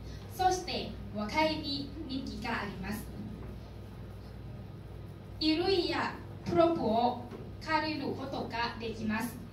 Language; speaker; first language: Japanese; non-native, learner; Thai